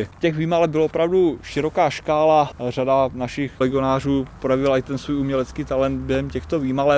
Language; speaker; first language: Czech; native; Czech